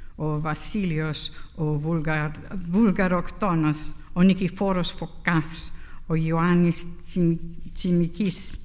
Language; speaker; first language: Greek; non-native, fluent; English